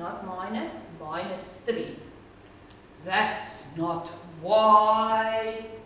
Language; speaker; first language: English; non-native, local second language; Afrikaans